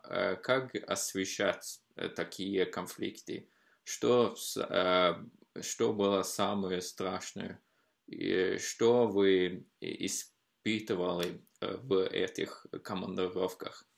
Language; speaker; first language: Russian; non-native, fluent; Norwegian